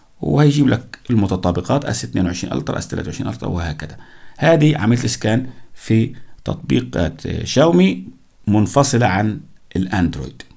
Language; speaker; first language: Arabic; native; Arabic